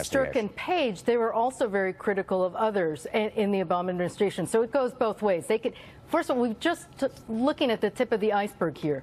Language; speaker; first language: English; native; English